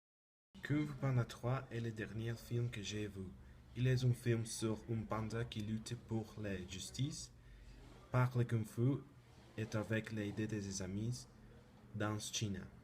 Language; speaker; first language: French; non-native, learner; Spanish